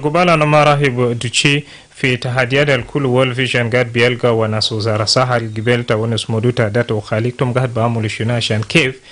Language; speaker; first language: Arabic; non-native, local second language; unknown